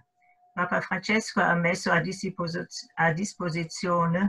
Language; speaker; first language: Italian; non-native, fluent; German